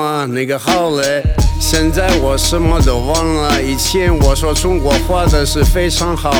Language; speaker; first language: Chinese; non-native, learner; Russian